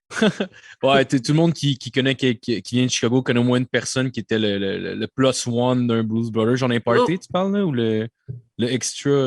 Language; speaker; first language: French; native; French